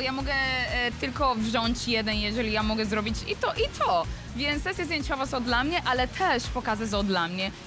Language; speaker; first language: Polish; non-native, learner; Spanish